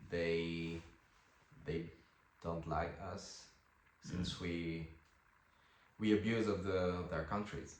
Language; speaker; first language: English; non-native, fluent; French